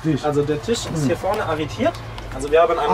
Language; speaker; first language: German; native; German